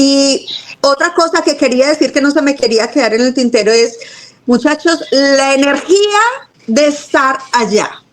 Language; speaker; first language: Spanish; native; Spanish